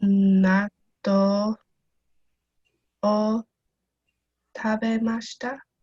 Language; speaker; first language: Japanese; non-native, learner; English